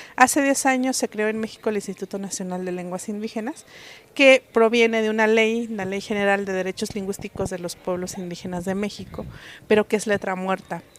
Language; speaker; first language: Spanish; non-native, local second language; Mixtepec Mixtec